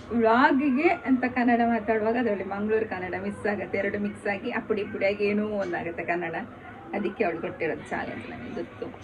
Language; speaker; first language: Kannada; non-native, local second language; Tulu